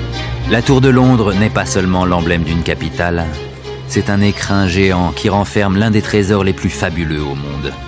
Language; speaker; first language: French; native; French